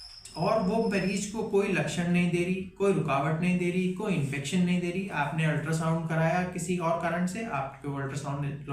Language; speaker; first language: Hindi; native; Hindi